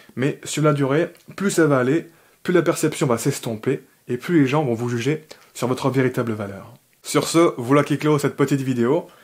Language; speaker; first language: French; native; French